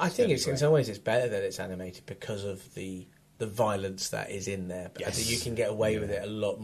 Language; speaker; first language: English; native; English